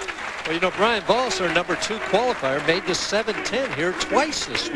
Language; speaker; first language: English; native; English